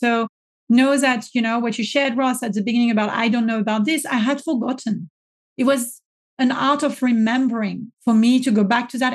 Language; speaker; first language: English; non-native, fluent; French